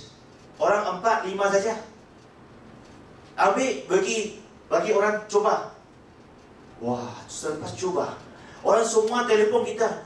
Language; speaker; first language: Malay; non-native, local second language; Chinese